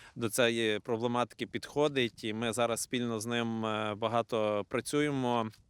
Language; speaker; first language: Ukrainian; native; Ukrainian